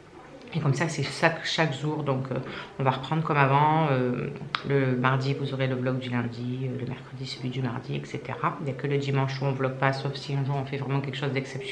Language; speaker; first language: French; native; French